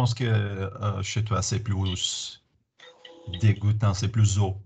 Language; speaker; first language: French; non-native, fluent; Portuguese